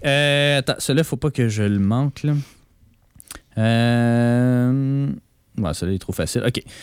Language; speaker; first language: French; native; French